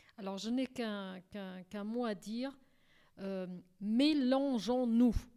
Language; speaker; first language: French; non-native, fluent; Portuguese